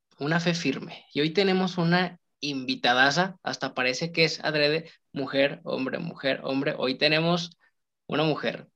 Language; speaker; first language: Spanish; native; Spanish